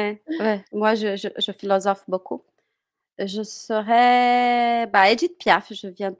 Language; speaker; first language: French; non-native, fluent; Portuguese